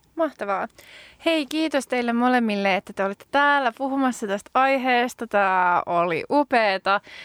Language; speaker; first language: Finnish; non-native, local second language; Swedish